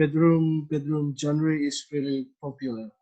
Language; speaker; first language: English; non-native, learner; Indonesian